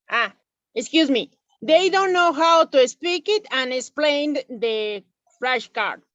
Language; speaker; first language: English; non-native, learner; Spanish